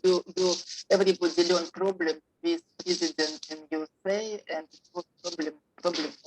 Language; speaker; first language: English; non-native, learner; Russian